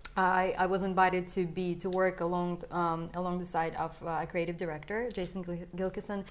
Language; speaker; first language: English; early bilingual, other home language; Russian